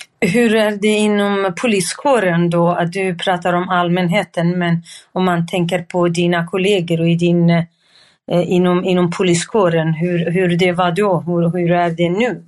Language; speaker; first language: Swedish; non-native, fluent; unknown